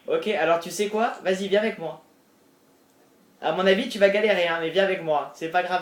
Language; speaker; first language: French; native; French